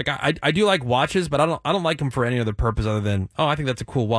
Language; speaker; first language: English; native; English